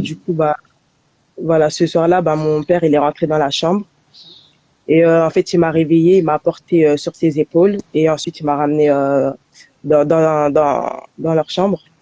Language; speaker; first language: French; early bilingual, other home language; Soninke